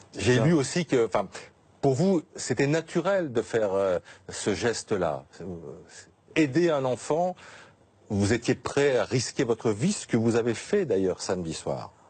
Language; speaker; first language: French; native; French